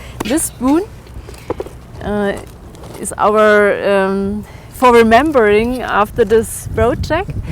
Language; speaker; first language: English; non-native, learner; German